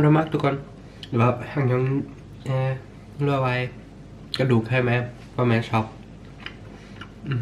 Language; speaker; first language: Thai; early bilingual, heritage; Swedish